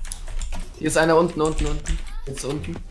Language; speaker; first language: German; native; German